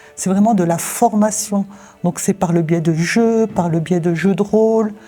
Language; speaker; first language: French; native; French